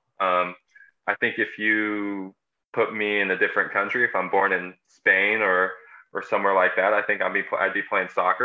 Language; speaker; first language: English; native; English